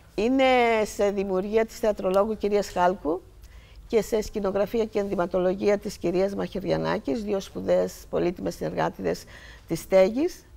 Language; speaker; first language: Greek; native; Greek